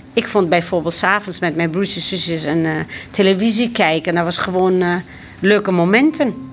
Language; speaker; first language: Dutch; early bilingual, other home language; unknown